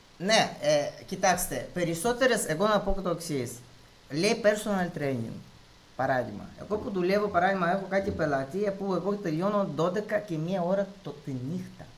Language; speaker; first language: Greek; non-native, fluent; Russian